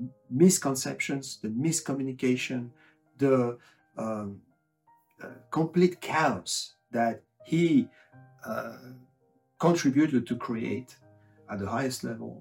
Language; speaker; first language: English; non-native, fluent; French